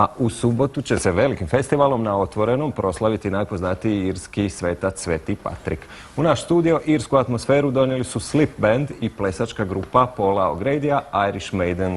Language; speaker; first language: Croatian; native; Croatian